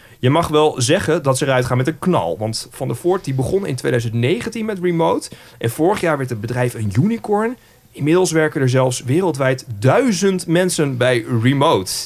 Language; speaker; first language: Dutch; native; Dutch